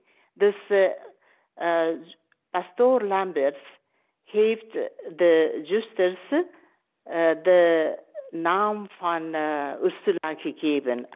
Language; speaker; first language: Dutch; non-native, learner; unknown